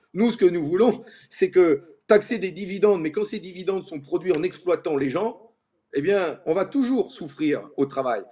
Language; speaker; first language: French; native; French